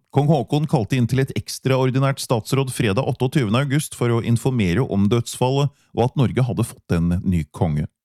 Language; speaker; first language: Norwegian; native; Norwegian